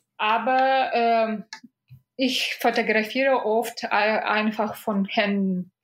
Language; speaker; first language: German; non-native, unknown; Russian